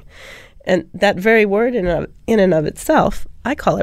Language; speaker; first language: English; native; English